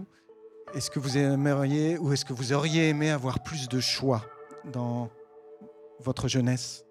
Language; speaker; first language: French; native; French